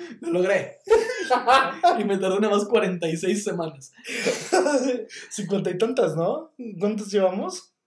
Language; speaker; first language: Spanish; native; Spanish